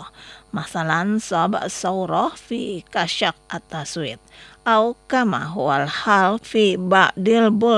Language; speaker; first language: Arabic; non-native, fluent; Indonesian